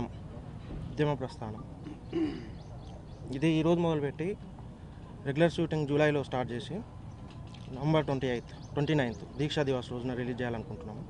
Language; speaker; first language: Telugu; native; Telugu